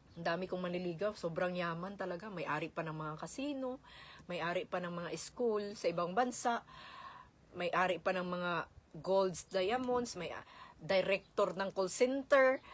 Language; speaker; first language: Filipino; non-native, local second language; Cebuano